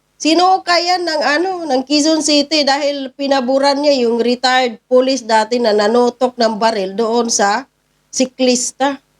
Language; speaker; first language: Filipino; non-native, local second language; Cebuano